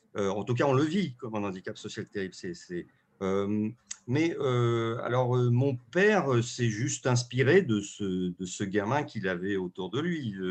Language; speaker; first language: French; early bilingual, other home language; Russian